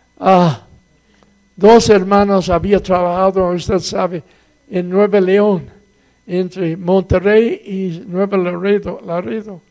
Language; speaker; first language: Spanish; non-native, fluent; English